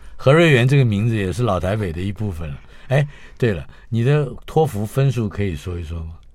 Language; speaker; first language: Chinese; native; Chinese